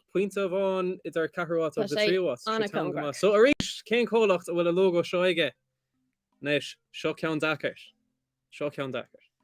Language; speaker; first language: Irish; non-native, local second language; English